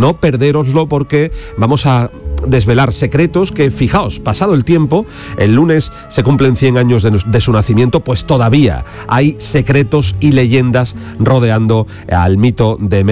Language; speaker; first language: Spanish; native; Spanish